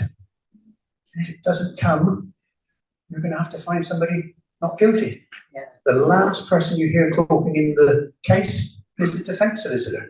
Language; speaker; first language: English; native; English